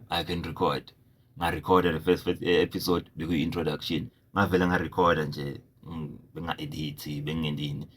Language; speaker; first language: Zulu; native; Zulu